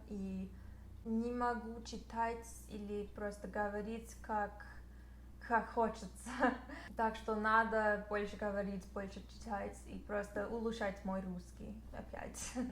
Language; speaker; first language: Russian; non-native, fluent; English